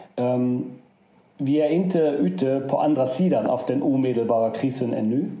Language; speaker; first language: Swedish; non-native, fluent; German